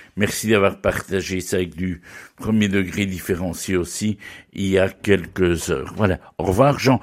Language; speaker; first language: French; native; French